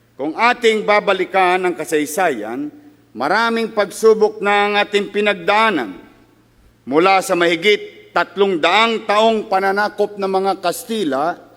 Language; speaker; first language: Filipino; native; Filipino